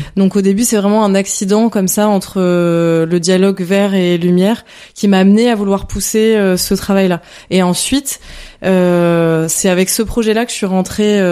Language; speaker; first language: French; native; French